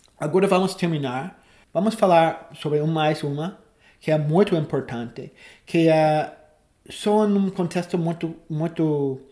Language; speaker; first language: Portuguese; non-native, fluent; English